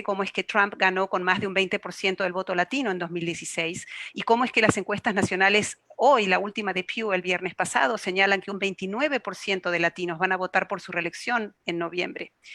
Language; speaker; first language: Spanish; native; Spanish